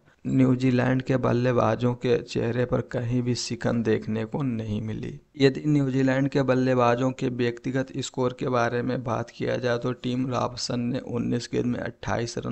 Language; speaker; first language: Hindi; native; Hindi